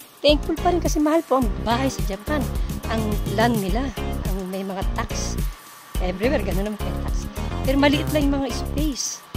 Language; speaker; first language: Filipino; native; Filipino